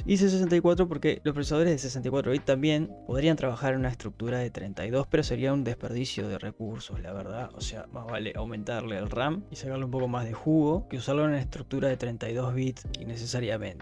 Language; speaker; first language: Spanish; native; Spanish